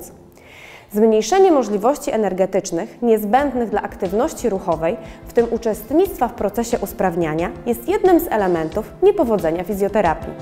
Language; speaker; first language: Polish; native; Polish